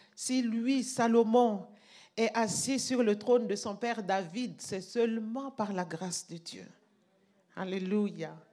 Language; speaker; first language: French; non-native, local second language; Mossi